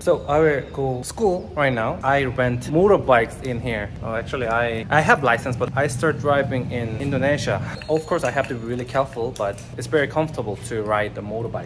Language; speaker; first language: English; non-native, learner; Korean